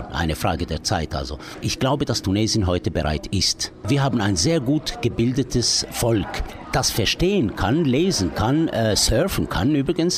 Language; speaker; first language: German; non-native, fluent; Arabic